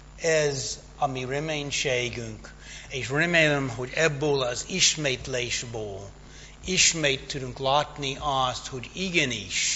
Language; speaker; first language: Hungarian; non-native, fluent; English